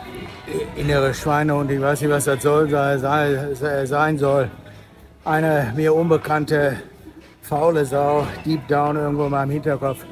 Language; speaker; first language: German; native; German